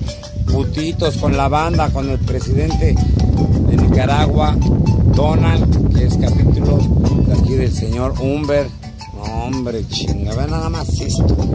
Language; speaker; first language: Spanish; native; Spanish